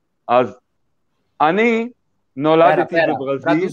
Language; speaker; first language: Hebrew; early bilingual, other home language; Portuguese